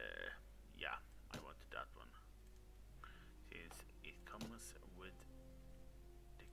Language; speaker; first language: English; non-native, fluent; Swedish